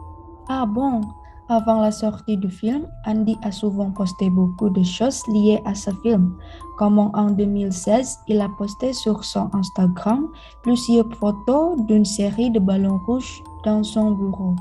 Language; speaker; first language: French; non-native, learner; Indonesian